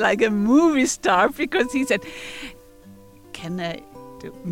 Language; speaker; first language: English; non-native, fluent; German